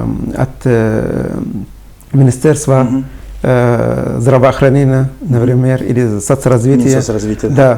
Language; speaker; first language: Russian; non-native, fluent; Arabic